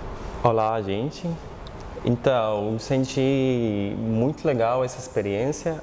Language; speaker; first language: Portuguese; non-native, fluent; Arabic